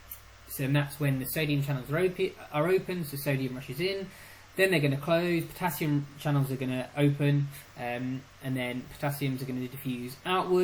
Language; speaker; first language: English; native; English